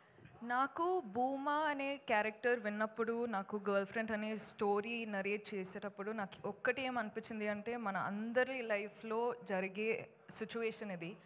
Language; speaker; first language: Telugu; non-native, fluent; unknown